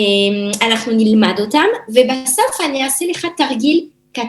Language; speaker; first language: Hebrew; non-native, fluent; French